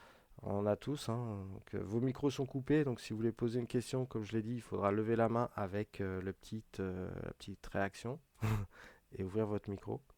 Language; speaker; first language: French; native; French